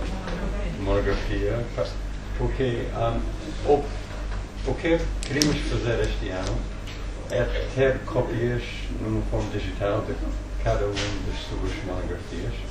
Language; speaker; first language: Portuguese; non-native, fluent; English